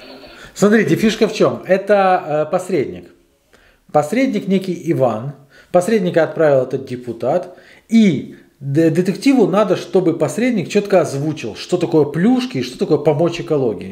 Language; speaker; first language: Russian; native; Russian